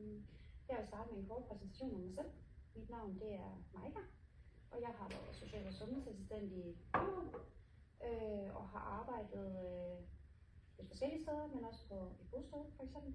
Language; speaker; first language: Danish; native; Danish